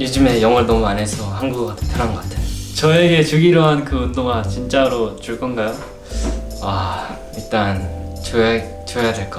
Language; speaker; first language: Korean; early bilingual, heritage; Korean